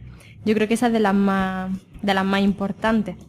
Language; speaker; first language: Spanish; native; Spanish